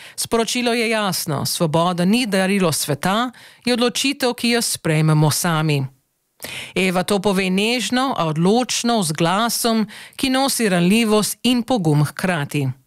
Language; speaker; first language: Slovenian; early bilingual, heritage; Slovenian